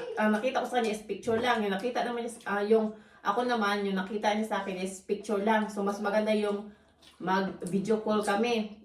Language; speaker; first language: Filipino; native; Filipino